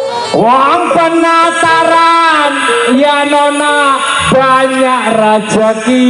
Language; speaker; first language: Indonesian; non-native, local second language; Javanese